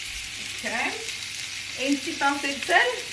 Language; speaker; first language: French; non-native, fluent; English